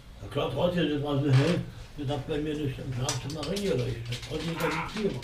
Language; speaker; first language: German; native; German